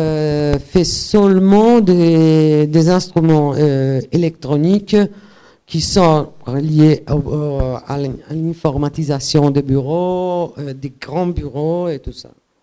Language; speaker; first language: French; non-native, fluent; Italian